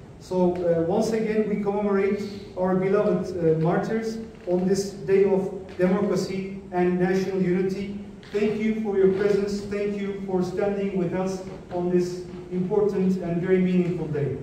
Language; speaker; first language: English; non-native, fluent; Turkish